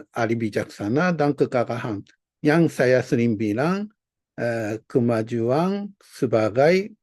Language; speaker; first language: Indonesian; non-native, learner; Japanese